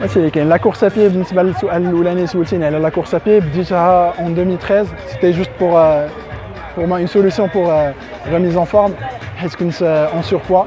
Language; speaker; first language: French; non-native, local second language; Arabic